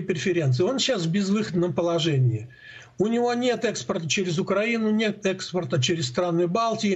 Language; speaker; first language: Russian; native; Russian